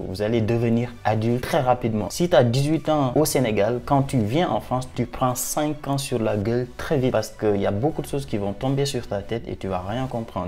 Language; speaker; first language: French; non-native, local second language; Wolof